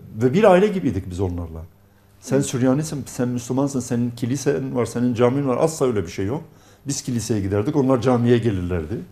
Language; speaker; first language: Turkish; non-native, local second language; Arabic